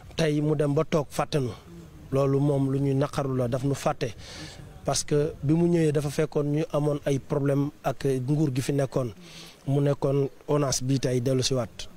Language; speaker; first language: Wolof; native; Wolof